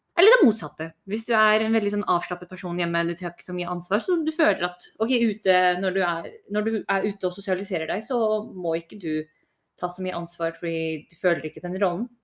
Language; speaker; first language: Norwegian; early bilingual, other home language; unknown